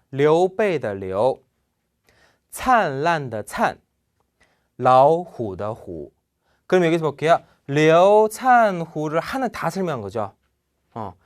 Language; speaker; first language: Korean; non-native, fluent; Chinese